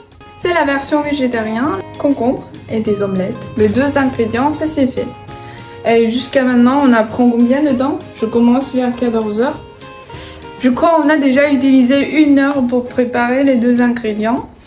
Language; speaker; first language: French; non-native, fluent; Chinese